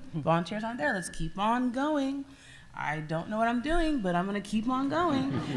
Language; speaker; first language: English; native; English